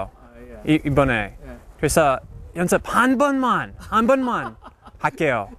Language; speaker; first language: Korean; non-native, fluent; English